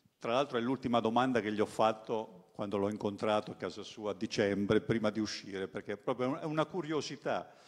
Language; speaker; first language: Italian; native; Italian